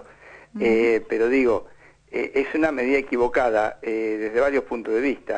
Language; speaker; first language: Spanish; native; Spanish